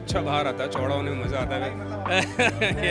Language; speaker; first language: Hindi; native; Hindi